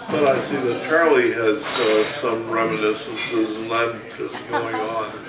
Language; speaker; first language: English; native; English